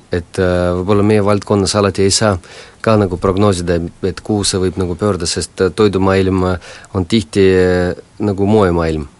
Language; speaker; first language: Estonian; non-native, local second language; Russian